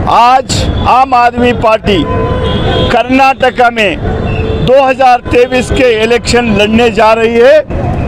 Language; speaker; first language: Hindi; non-native, local second language; Urdu